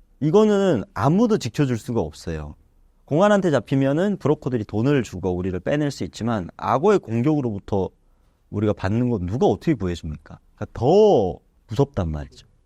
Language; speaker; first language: Korean; native; Korean